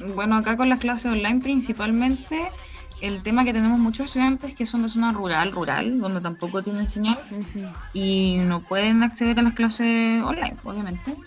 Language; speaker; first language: Spanish; native; Spanish